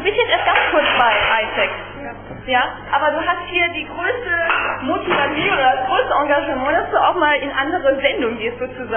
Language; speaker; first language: German; native; German